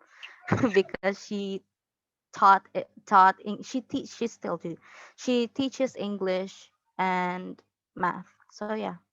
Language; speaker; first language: English; non-native, fluent; Indonesian